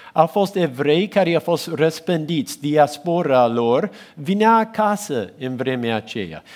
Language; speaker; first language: Romanian; non-native, fluent; English